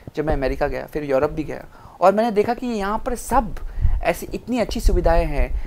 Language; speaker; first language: Hindi; non-native, local second language; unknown